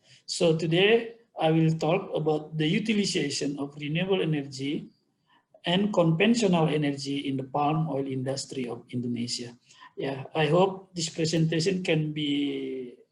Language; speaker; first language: English; non-native, fluent; Indonesian